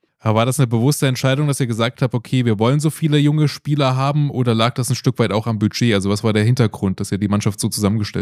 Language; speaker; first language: German; native; German